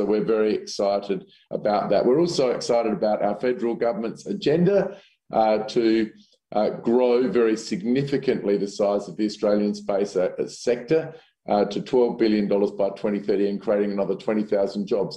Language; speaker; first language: English; native; English